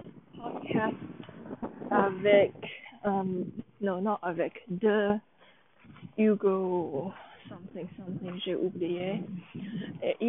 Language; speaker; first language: French; non-native, learner; English